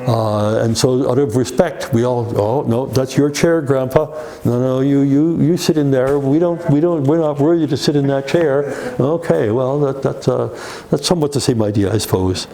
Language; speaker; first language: English; native; English